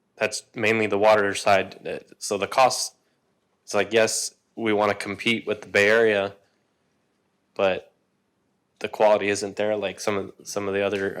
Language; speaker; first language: English; native; English